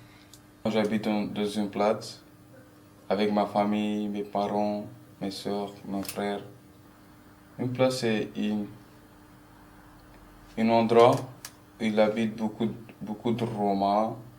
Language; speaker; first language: French; early bilingual, other home language; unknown